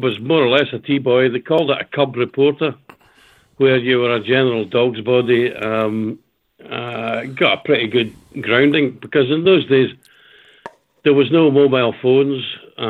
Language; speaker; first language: English; native; English